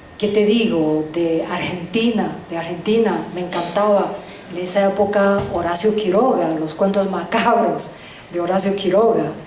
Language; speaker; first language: Spanish; early bilingual, other home language; Chinese